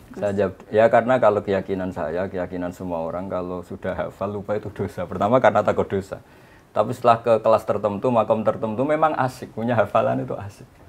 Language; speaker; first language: Indonesian; non-native, local second language; Javanese